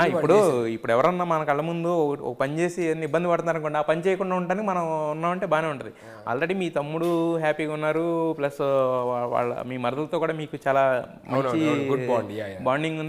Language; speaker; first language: Telugu; native; Telugu